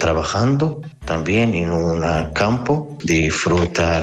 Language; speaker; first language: Spanish; non-native, learner; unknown